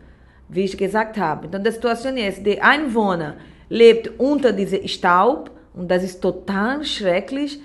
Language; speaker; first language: German; non-native, learner; Portuguese